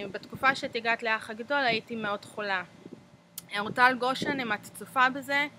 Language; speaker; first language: Hebrew; early bilingual, heritage; Hebrew